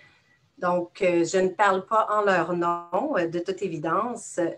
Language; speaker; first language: French; native; French